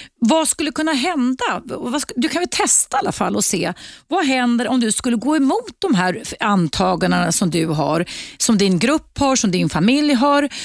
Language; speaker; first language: Swedish; native; Swedish